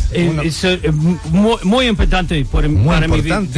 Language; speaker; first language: Spanish; non-native, learner; English